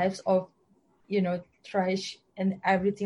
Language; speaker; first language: English; non-native, learner; Indonesian